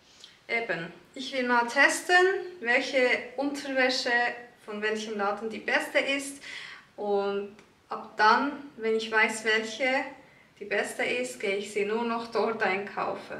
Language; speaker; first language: German; early bilingual, other home language; Turkish